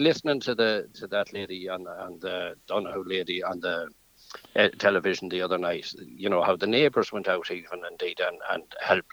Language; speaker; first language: English; native; English